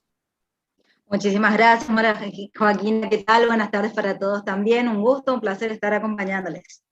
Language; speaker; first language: Spanish; native; Spanish